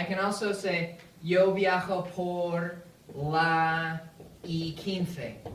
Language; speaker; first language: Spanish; non-native, fluent; English